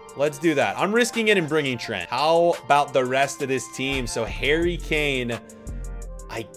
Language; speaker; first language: English; native; English